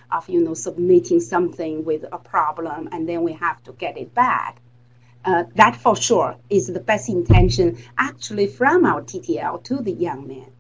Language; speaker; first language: English; non-native, fluent; Chinese